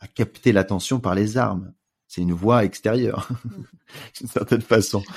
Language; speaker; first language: French; native; French